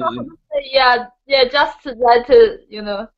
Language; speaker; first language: English; non-native, learner; Chinese